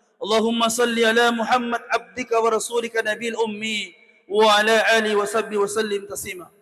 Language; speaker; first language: Malay; non-native, local second language; Buginese